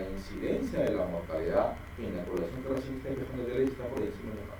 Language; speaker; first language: Spanish; native; Spanish